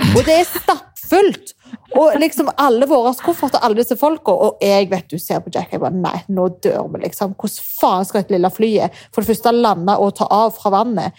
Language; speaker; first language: Norwegian; early bilingual, other home language; Arabic